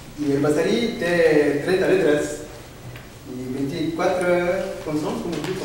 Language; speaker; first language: Catalan; non-native, learner; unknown